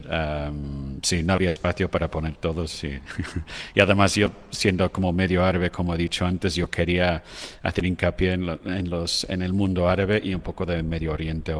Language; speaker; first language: Spanish; non-native, fluent; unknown